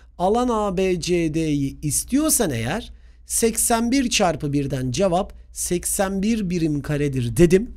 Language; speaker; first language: Turkish; native; Turkish